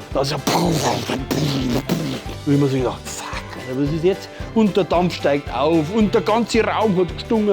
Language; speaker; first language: German; native; German